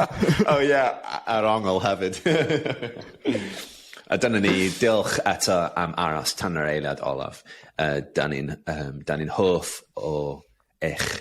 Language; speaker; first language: Welsh; non-native, local second language; English